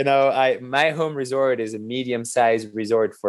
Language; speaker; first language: English; non-native, fluent; French